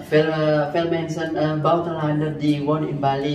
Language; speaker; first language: Dutch; non-native, learner; Indonesian